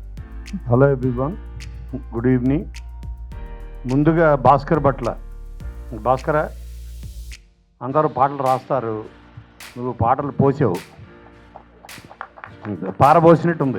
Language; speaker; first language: Telugu; native; Telugu